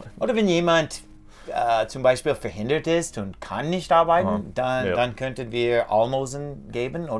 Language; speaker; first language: German; non-native, learner; English